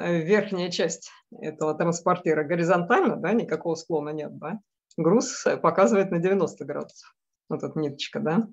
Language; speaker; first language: Russian; native; Russian